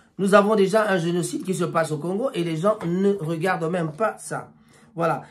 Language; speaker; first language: French; non-native, local second language; Lingala